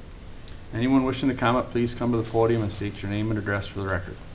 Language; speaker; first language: English; native; English